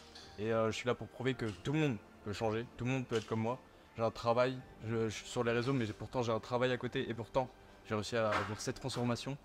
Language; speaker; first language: French; native; French